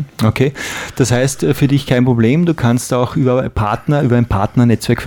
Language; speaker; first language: German; native; German